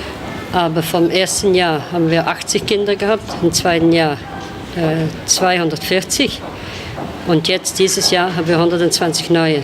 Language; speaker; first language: German; non-native, fluent; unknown